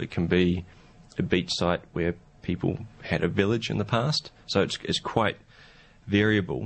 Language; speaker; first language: English; native; English